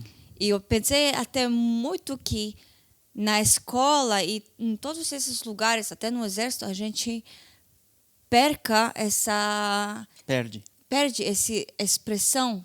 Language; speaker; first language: Portuguese; non-native, fluent; Hebrew